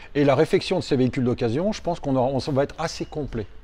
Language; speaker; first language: French; native; French